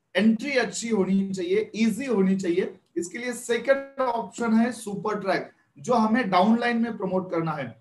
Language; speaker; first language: Hindi; non-native, local second language; Marathi